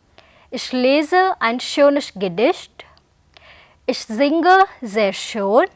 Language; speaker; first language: German; non-native, fluent; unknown